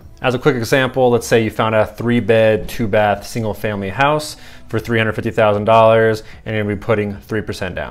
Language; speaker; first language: English; native; English